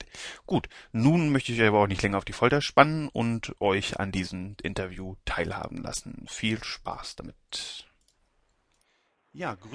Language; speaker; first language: German; native; German